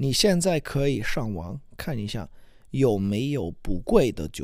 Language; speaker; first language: Chinese; non-native, learner; English